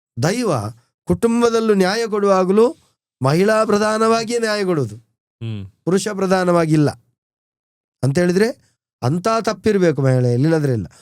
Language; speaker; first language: Kannada; non-native, local second language; Tulu